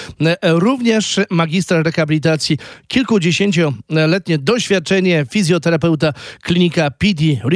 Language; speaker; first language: Polish; native; Polish